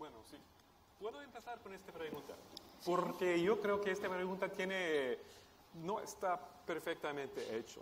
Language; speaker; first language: Spanish; non-native, fluent; English